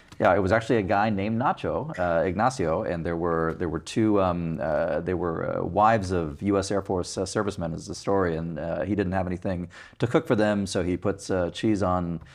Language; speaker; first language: English; native; English